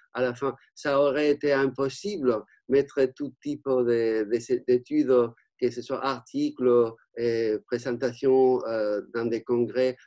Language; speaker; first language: French; non-native, fluent; Spanish